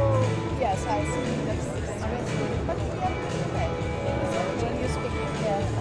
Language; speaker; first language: English; non-native, learner; Russian